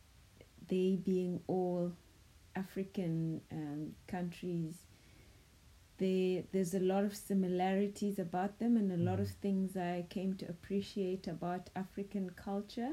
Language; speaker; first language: English; non-native, local second language; Northern Sotho